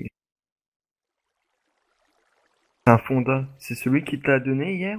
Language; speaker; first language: French; native; French